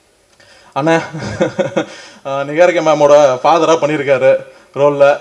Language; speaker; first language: Tamil; native; Tamil